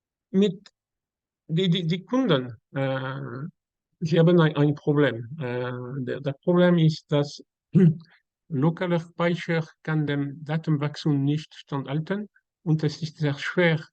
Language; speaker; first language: German; non-native, learner; French